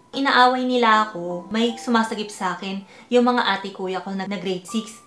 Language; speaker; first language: Filipino; early bilingual, heritage; Filipino